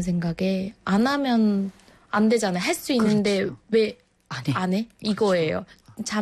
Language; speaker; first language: Korean; non-native, fluent; Mongolian